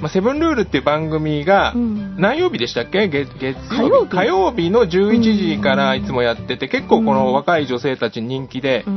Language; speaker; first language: Japanese; native; Japanese